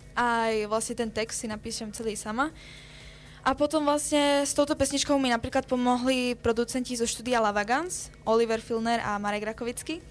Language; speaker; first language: Slovak; early bilingual, other home language; Spanish